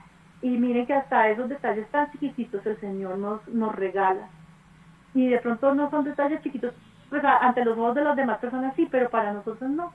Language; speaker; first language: Spanish; native; Spanish